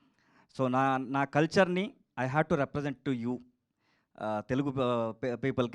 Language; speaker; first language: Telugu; non-native, learner; Kannada